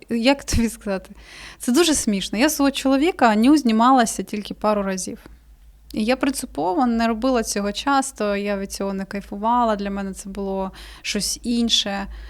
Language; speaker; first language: Ukrainian; native; Ukrainian